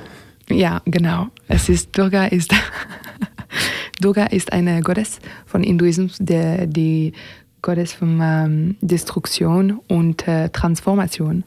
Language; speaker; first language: German; non-native, learner; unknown